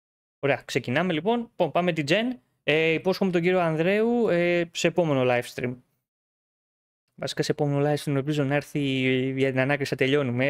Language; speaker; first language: Greek; native; Greek